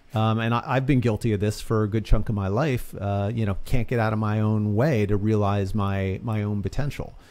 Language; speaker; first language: English; native; English